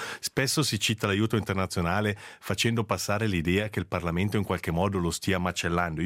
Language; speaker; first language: Italian; native; Italian